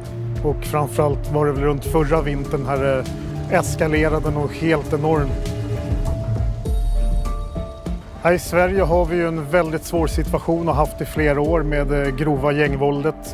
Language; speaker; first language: Swedish; native; Swedish